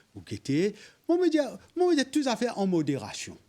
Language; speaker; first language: French; non-native, local second language; Morisyen